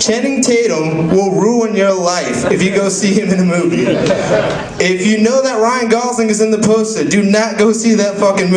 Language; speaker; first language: English; native; English